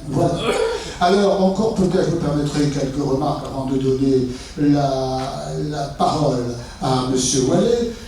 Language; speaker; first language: French; native; French